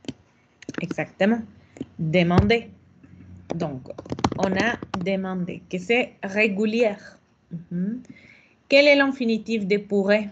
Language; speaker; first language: French; non-native, fluent; Spanish